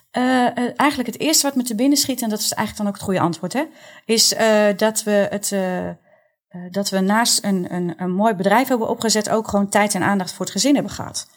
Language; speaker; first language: Dutch; native; Dutch